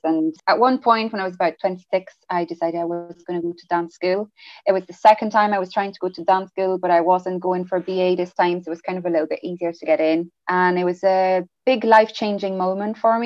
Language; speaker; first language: English; non-native, fluent; French